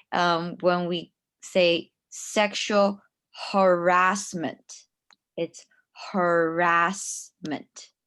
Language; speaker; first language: English; non-native, fluent; Chinese